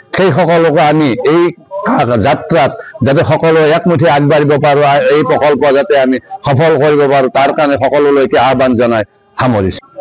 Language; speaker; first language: Assamese; native; Assamese